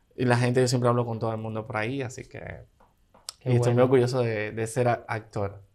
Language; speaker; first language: Spanish; native; Spanish